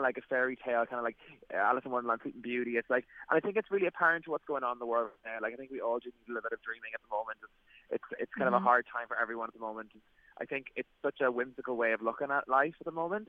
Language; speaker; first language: English; native; English